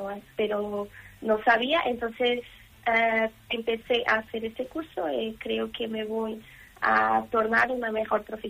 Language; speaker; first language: Spanish; non-native, learner; Portuguese